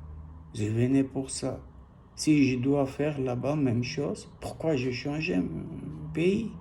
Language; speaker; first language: French; non-native, learner; Armenian